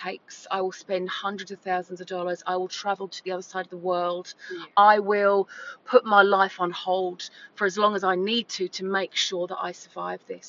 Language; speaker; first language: English; native; English